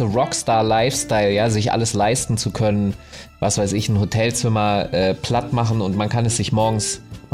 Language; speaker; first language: German; native; German